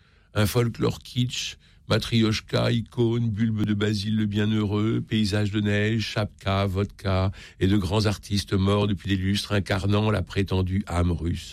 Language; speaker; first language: French; native; French